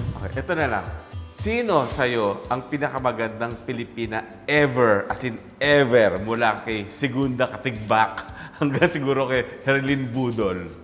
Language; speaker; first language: Filipino; native; Filipino